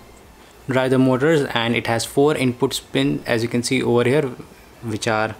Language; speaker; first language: English; non-native, local second language; Hindi